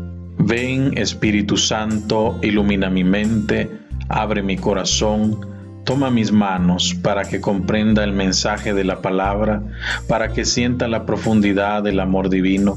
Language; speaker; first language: Spanish; native; Spanish